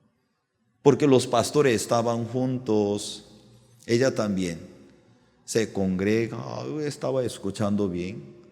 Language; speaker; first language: Spanish; non-native, learner; Korean